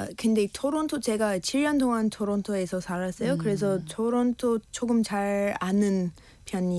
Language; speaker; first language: Korean; non-native, learner; English